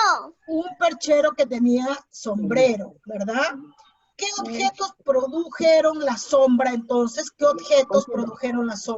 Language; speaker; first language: Spanish; native; Spanish